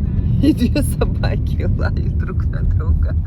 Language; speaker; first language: Russian; native; Russian